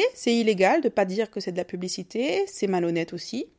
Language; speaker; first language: French; native; French